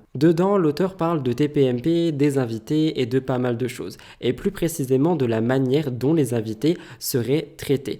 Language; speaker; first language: French; native; French